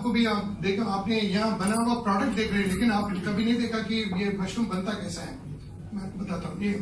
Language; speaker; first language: Hindi; native; Hindi